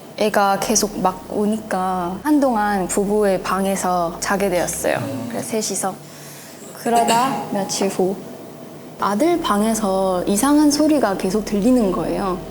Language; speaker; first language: Korean; non-native, fluent; Chinese